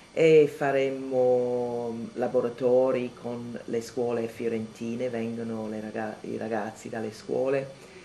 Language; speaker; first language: Italian; non-native, fluent; English